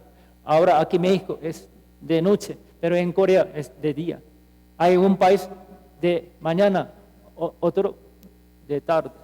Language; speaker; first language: Spanish; non-native, fluent; Korean